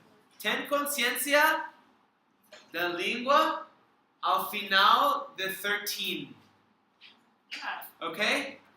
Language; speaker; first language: Portuguese; non-native, learner; English